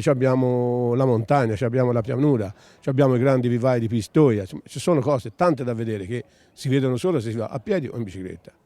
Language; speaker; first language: Italian; native; Italian